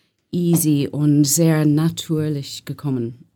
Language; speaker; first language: German; non-native, fluent; English